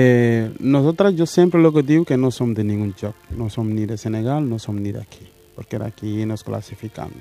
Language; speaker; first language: Catalan; early bilingual, other home language; Wolof